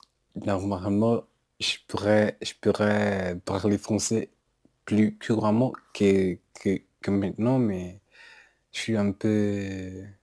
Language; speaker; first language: French; non-native, learner; English